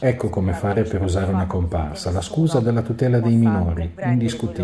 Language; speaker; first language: Italian; native; Italian